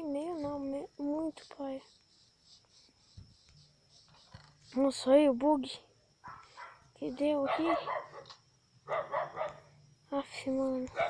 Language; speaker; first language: Portuguese; native; Portuguese